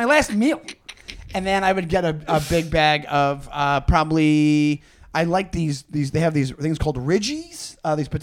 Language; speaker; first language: English; native; English